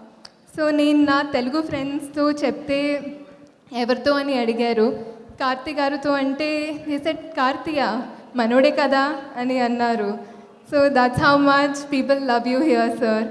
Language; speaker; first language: Telugu; non-native, fluent; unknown